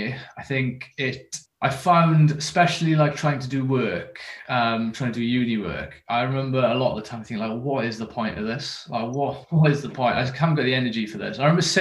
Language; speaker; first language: English; native; English